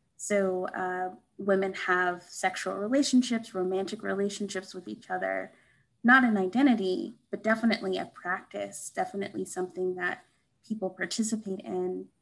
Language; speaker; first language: English; native; English